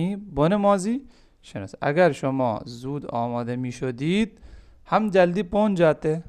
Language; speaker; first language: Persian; non-native, fluent; Urdu